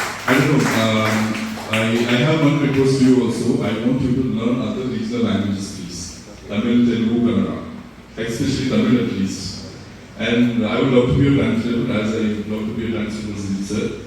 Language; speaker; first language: English; non-native, local second language; Tamil